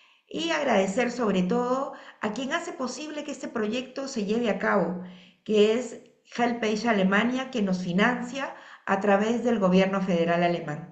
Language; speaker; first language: Spanish; native; Spanish